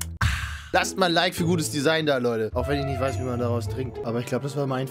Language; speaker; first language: German; native; German